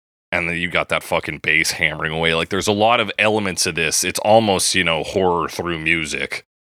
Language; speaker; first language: English; native; English